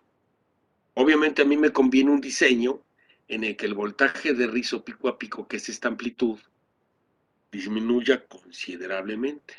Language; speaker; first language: Spanish; native; Spanish